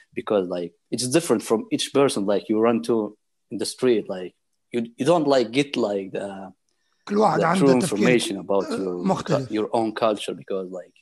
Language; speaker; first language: English; non-native, fluent; Arabic